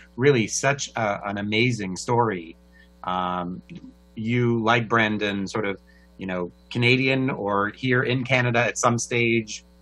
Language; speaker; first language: English; native; English